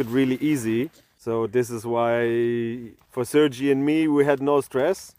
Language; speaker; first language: English; non-native, fluent; German